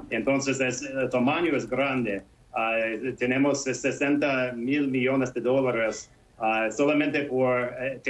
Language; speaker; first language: Spanish; non-native, fluent; English